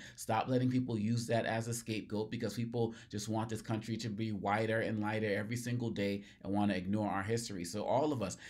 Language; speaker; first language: English; native; English